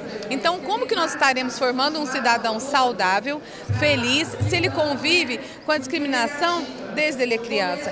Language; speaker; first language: Portuguese; native; Portuguese